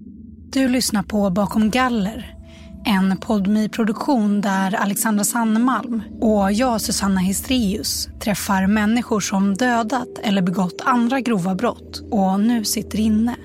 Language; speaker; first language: Swedish; native; Swedish